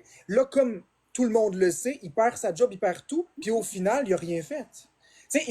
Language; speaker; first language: French; native; French